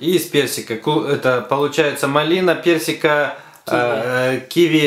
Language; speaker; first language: Russian; native; Russian